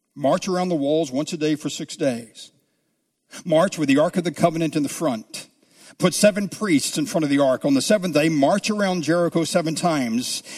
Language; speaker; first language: English; native; English